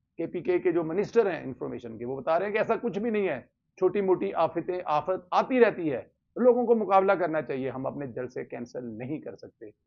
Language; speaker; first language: Urdu; non-native, local second language; Punjabi